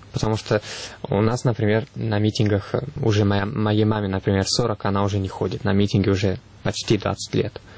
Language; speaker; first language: Russian; non-native, fluent; Italian